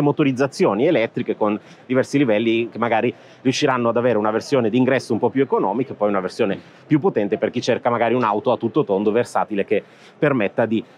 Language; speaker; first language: Italian; native; Italian